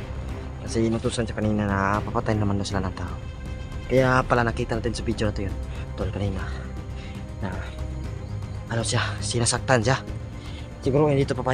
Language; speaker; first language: Filipino; non-native, local second language; Cebuano